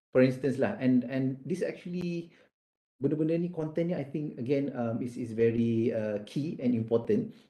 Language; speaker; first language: English; non-native, local second language; Malay